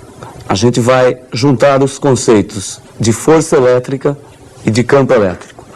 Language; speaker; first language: Portuguese; native; Portuguese